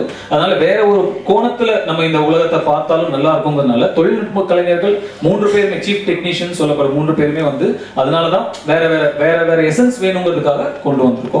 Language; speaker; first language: Tamil; native; Tamil